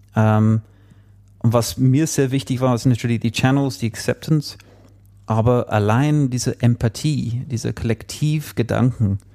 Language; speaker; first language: German; non-native, fluent; English